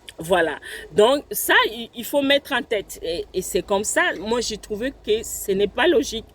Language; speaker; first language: French; non-native, local second language; Lingala